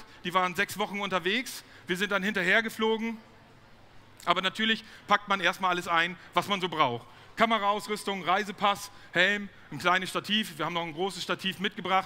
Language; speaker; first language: German; native; German